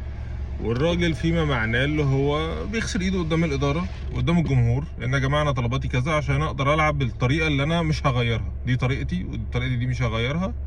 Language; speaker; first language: Arabic; native; Arabic